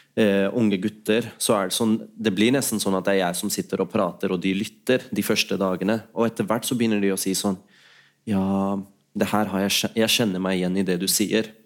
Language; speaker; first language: Norwegian; early bilingual, other home language; Urdu